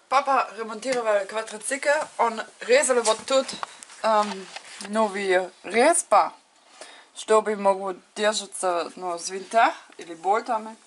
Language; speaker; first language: Russian; non-native, fluent; German